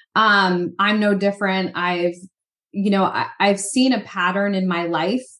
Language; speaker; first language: English; native; English